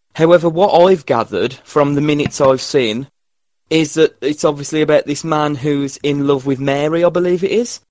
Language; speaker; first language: English; native; English